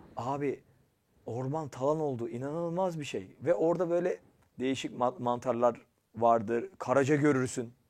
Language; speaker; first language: Turkish; native; Turkish